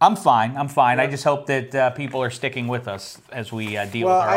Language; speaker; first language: English; native; English